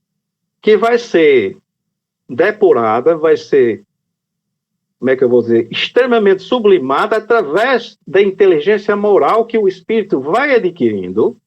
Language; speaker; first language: Portuguese; native; Portuguese